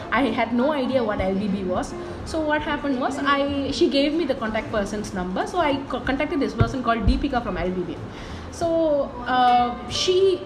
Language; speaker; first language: English; non-native, local second language; Tamil